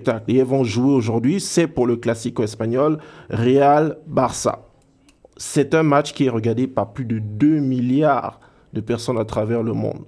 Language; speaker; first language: French; native; French